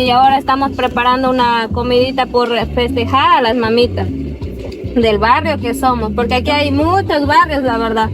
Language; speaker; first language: Spanish; native; Spanish